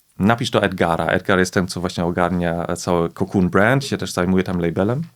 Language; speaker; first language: Polish; early bilingual, heritage; Polish